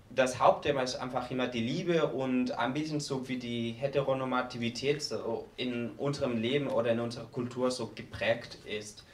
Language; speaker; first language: German; non-native, learner; Spanish